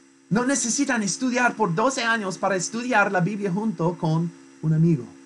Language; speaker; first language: Spanish; non-native, fluent; English